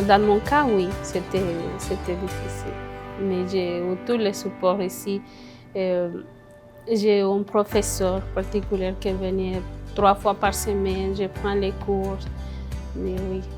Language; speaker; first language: French; non-native, fluent; Spanish